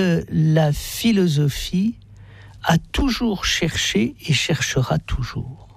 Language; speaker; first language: French; native; French